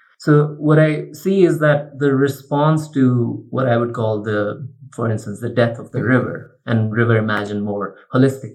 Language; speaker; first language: English; non-native, local second language; Urdu